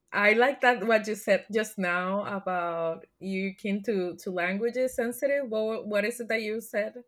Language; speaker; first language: English; non-native, fluent; Spanish